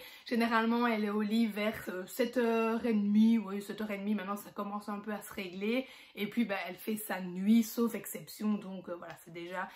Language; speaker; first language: French; native; French